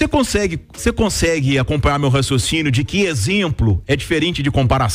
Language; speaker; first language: Portuguese; native; Portuguese